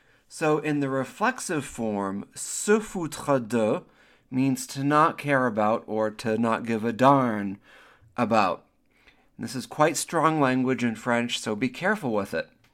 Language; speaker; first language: English; native; English